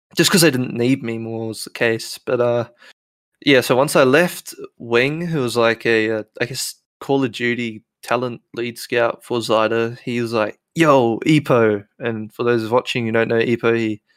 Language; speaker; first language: English; native; English